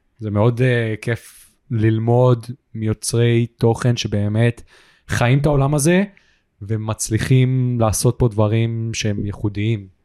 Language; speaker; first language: Hebrew; native; Hebrew